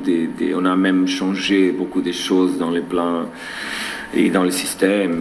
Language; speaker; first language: French; non-native, learner; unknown